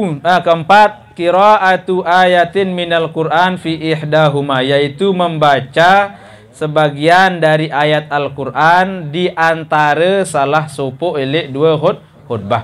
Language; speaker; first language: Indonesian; non-native, local second language; Sasak